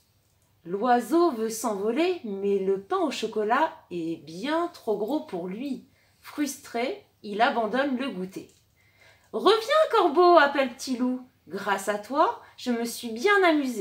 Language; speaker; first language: French; native; French